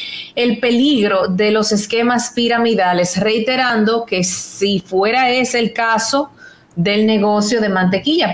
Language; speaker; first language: Spanish; native; Spanish